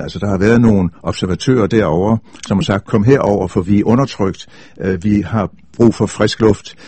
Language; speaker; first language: Danish; native; Danish